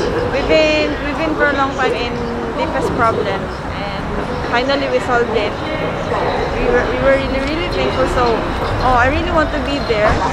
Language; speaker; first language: English; non-native, local second language; Filipino